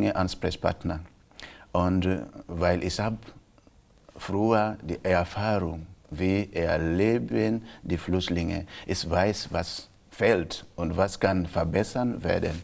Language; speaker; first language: German; non-native, local second language; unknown